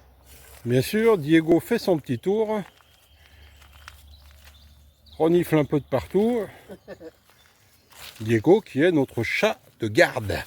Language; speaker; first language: French; native; French